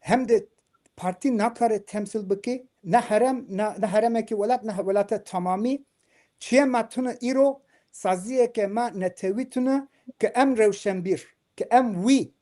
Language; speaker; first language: Kurdish; non-native, local second language; Turkish